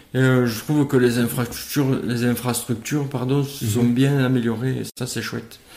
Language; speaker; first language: French; native; French